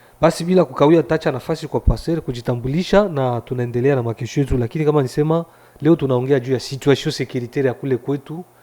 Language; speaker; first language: Swahili; native; Swahili